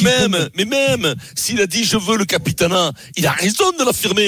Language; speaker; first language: French; native; French